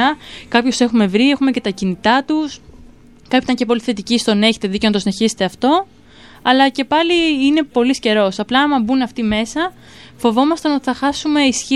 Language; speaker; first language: Greek; native; Greek